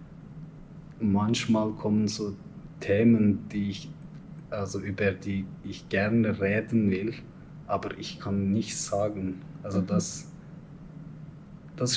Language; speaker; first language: German; non-native, learner; Turkish